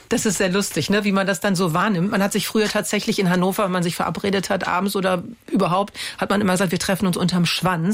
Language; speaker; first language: German; native; German